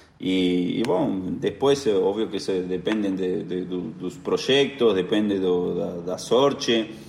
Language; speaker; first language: Portuguese; non-native, learner; Spanish